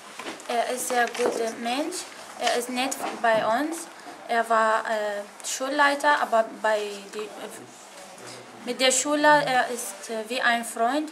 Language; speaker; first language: German; non-native, learner; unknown